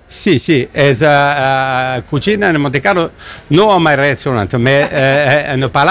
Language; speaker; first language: Italian; non-native, learner; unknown